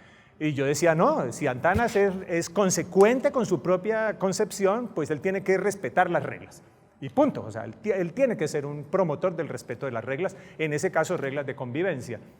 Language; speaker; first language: Spanish; native; Spanish